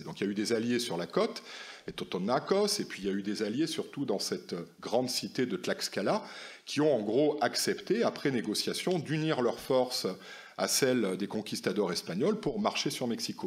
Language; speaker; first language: French; native; French